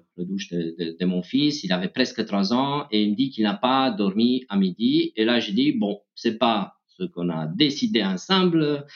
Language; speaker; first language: French; non-native, fluent; Romanian